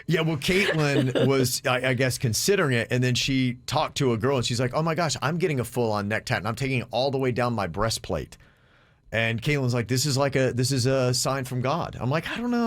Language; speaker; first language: English; native; English